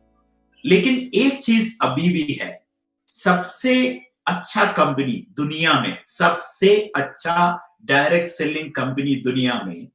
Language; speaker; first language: Hindi; non-native, local second language; Malayalam